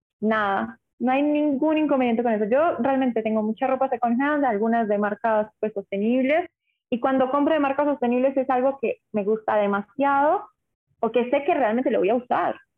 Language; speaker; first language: Spanish; native; Spanish